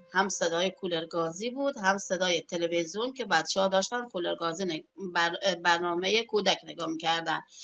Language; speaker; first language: Persian; native; Persian